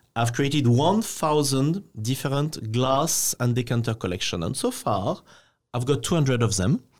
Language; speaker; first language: English; non-native, fluent; French